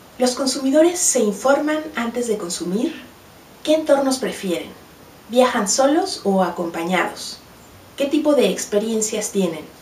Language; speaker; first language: Spanish; native; Spanish